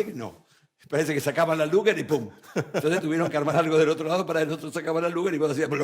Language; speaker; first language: Spanish; native; Spanish